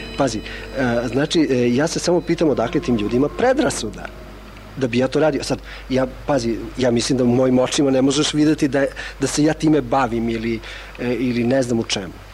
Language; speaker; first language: Serbian; non-native, local second language; Albanian